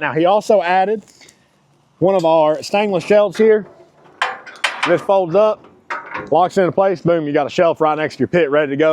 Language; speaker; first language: English; native; English